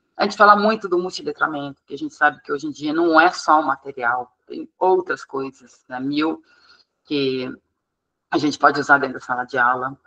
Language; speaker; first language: Portuguese; non-native, fluent; English